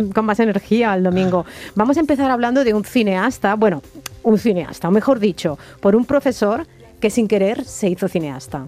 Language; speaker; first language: Spanish; native; Spanish